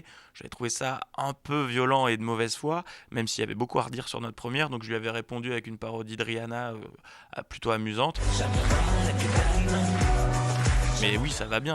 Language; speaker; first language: French; native; French